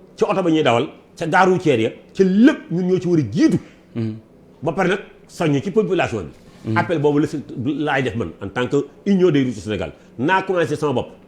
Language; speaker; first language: Wolof; native; Wolof